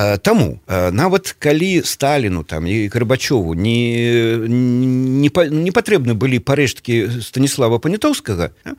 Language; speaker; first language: Belarusian; native; Belarusian